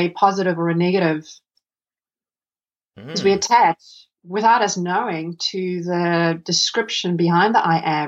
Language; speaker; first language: English; non-native, local second language; Afrikaans